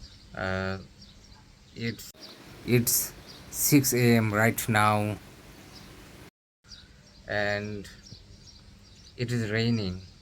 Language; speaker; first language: English; non-native, learner; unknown